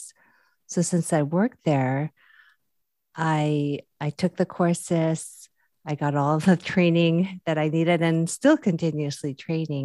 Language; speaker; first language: English; non-native, local second language; Filipino